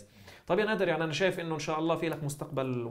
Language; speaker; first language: Arabic; native; Arabic